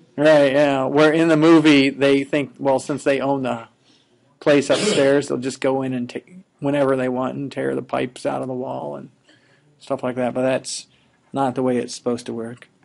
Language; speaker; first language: English; native; English